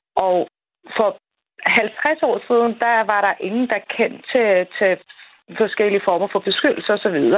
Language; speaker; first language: Danish; non-native, fluent; Persian